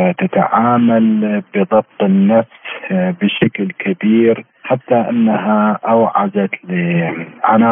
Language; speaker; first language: Arabic; native; Arabic